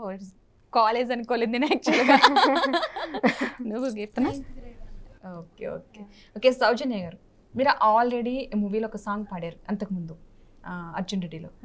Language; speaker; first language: Telugu; native; Telugu